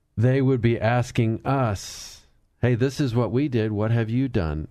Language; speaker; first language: English; native; English